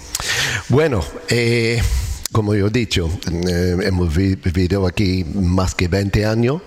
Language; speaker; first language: Spanish; non-native, learner; English